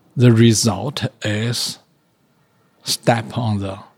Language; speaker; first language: English; non-native, learner; Chinese